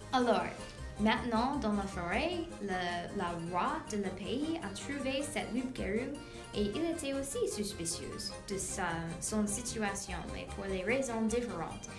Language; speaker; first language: French; non-native, learner; English